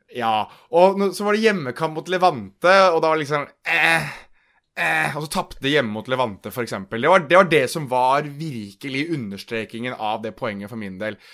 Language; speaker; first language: Norwegian; native; Norwegian